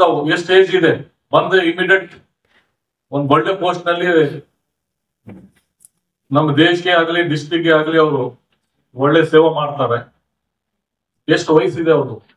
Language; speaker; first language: Kannada; non-native, local second language; Urdu